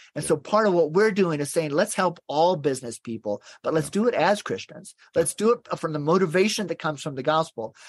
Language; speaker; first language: English; native; English